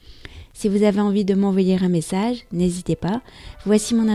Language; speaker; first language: French; native; French